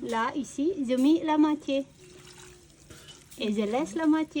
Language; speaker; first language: French; non-native, learner; Indonesian